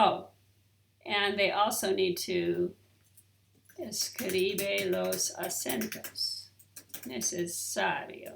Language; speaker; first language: Spanish; non-native, learner; English